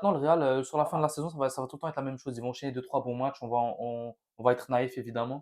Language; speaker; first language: French; native; French